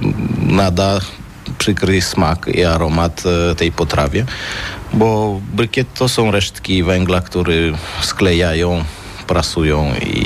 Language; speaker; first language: Polish; non-native, fluent; Armenian